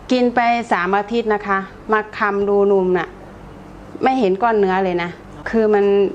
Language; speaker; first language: Thai; native; Thai